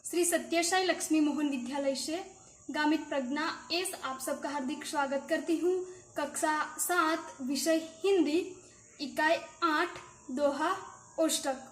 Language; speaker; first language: Hindi; non-native, local second language; Gujarati